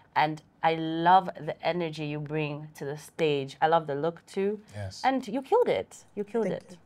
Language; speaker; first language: English; non-native, local second language; Bemba